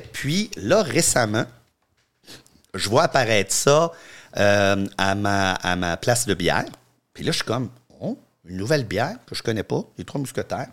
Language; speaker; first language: French; native; French